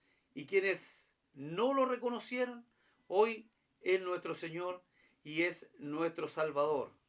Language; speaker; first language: Spanish; native; Spanish